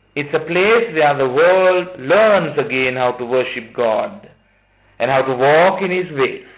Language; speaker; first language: English; non-native, local second language; Sinhala